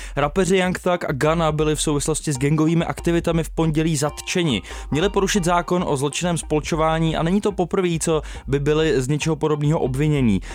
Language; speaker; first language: Czech; native; Czech